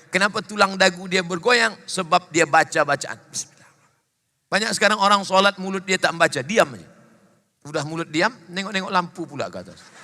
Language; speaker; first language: Malay; native; Malay